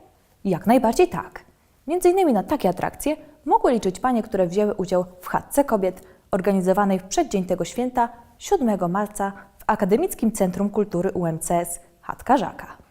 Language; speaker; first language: Polish; native; Polish